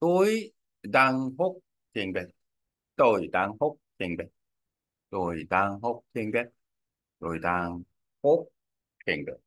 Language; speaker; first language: Vietnamese; non-native, learner; Korean